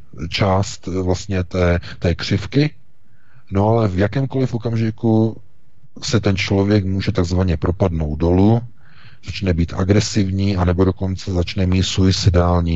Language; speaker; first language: Czech; native; Czech